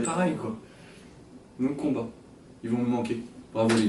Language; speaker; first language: French; native; French